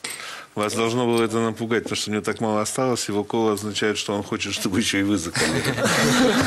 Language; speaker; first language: Russian; native; Russian